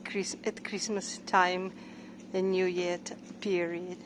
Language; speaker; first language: English; non-native, learner; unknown